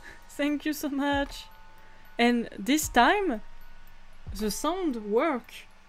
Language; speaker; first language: English; non-native, fluent; French